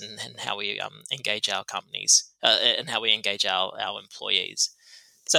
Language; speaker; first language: English; native; English